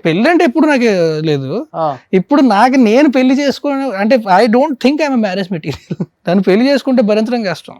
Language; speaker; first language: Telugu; native; Telugu